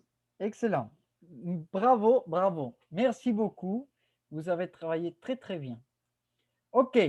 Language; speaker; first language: French; non-native, fluent; Spanish